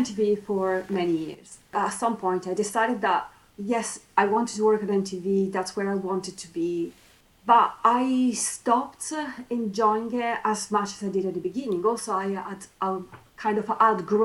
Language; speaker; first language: English; non-native, fluent; Italian